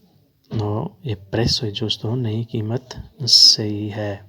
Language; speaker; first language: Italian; non-native, learner; Urdu